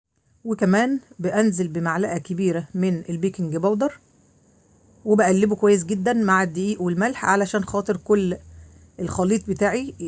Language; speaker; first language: Arabic; native; Arabic